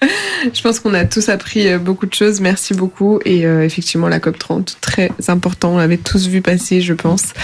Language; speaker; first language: French; native; French